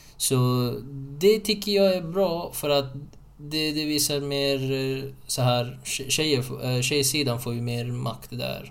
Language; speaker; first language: Swedish; non-native, fluent; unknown